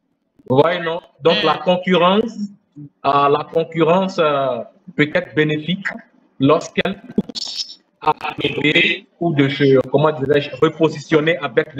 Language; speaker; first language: French; non-native, fluent; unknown